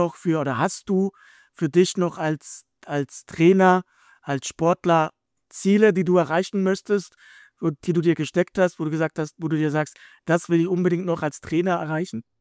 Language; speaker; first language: German; native; German